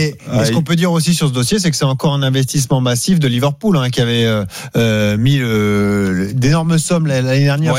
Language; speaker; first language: French; native; French